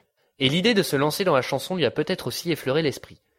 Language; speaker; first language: French; native; French